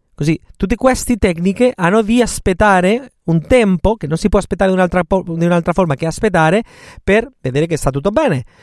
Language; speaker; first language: Italian; non-native, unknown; Spanish